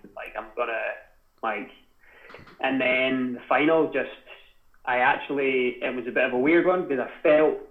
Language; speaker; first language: English; native; English